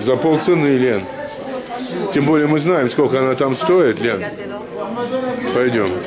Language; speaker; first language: Russian; native; Russian